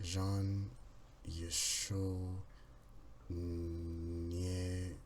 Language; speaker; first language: Russian; non-native, learner; English